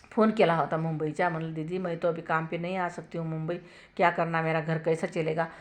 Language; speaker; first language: Hindi; non-native, local second language; Marathi